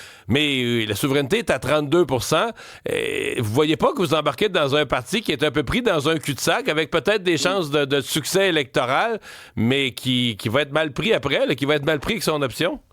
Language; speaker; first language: French; native; French